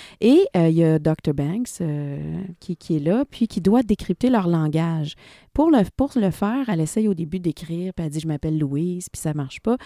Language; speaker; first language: French; native; French